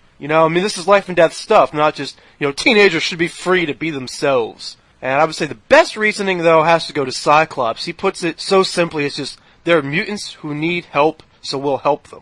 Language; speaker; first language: English; native; English